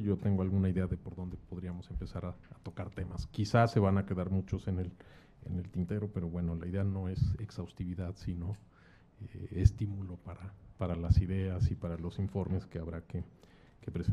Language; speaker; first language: Spanish; native; Spanish